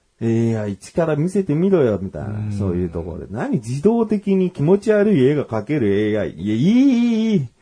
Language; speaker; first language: Japanese; native; Japanese